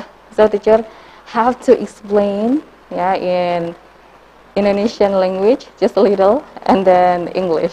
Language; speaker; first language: English; non-native, learner; Indonesian